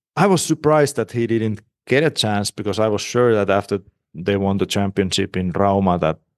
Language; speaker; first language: English; non-native, fluent; Finnish